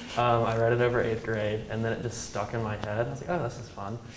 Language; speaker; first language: English; native; English